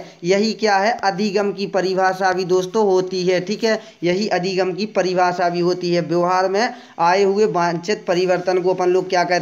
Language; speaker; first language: Hindi; native; Hindi